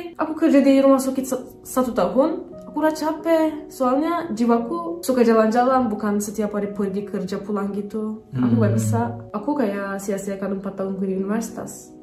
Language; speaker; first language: Indonesian; non-native, fluent; Turkish